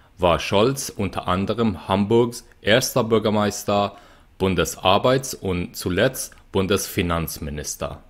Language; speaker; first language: German; non-native, fluent; Persian